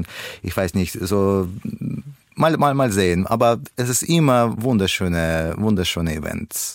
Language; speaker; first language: German; non-native, fluent; Russian